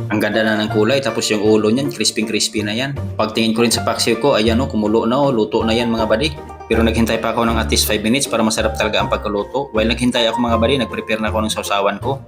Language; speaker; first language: Filipino; non-native, local second language; Cebuano